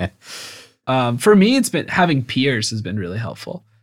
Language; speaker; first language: English; early bilingual, other home language; Spanish